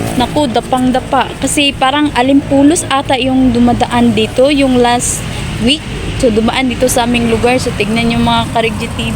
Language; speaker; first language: Filipino; non-native, local second language; Hiligaynon